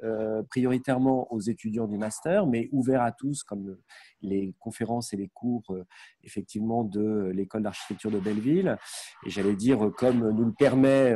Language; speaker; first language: French; native; French